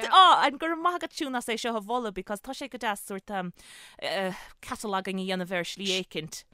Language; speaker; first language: Irish; native; Irish